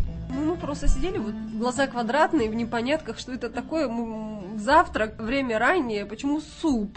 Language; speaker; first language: Russian; native; Russian